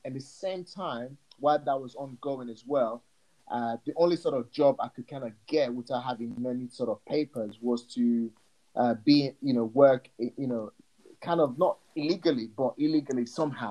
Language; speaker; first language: English; non-native, local second language; Yoruba